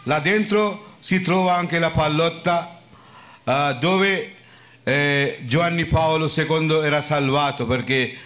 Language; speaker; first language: Italian; non-native, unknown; Sinhala